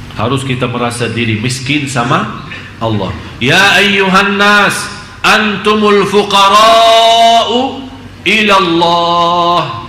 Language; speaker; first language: Malay; non-native, fluent; Arabic